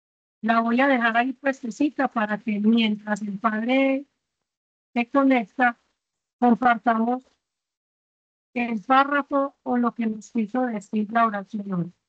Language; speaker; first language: Spanish; native; Spanish